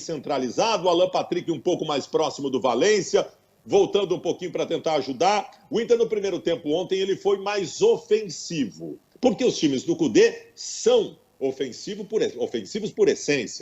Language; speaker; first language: Portuguese; native; Portuguese